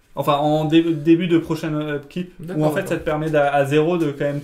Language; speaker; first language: French; native; French